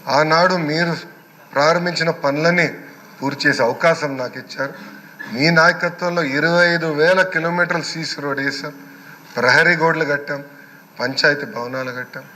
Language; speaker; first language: Telugu; native; Telugu